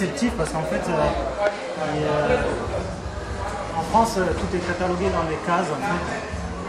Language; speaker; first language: French; native; French